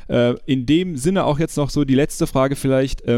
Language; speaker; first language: German; native; German